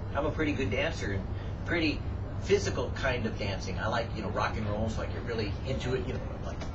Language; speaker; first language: English; native; English